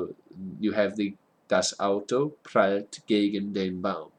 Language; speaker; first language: German; non-native, learner; English